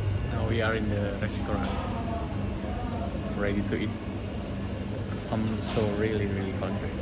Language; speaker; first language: English; non-native, learner; Indonesian